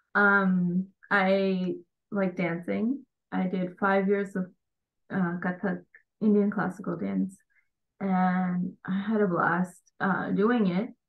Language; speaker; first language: English; early bilingual, other home language; Bangla